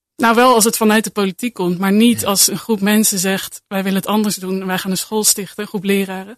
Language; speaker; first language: Dutch; native; Dutch